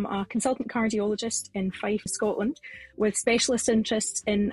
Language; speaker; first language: English; native; English